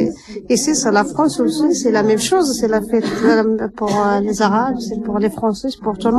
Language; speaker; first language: French; non-native, learner; Arabic